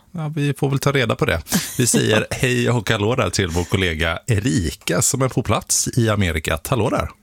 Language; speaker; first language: Swedish; native; Swedish